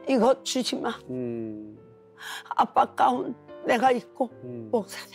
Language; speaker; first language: Korean; native; Korean